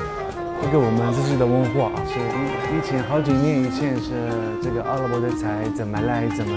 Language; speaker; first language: Chinese; non-native, learner; Arabic